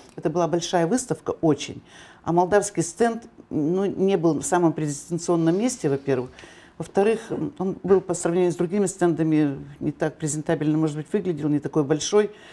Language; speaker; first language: Russian; native; Russian